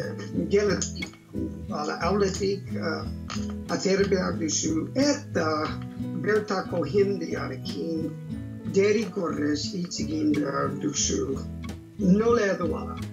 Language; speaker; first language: Basque; non-native, fluent; English